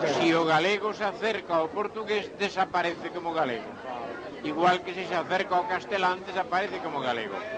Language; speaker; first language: Galician; non-native, local second language; Spanish